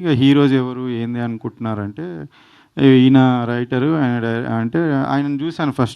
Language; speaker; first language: Telugu; native; Telugu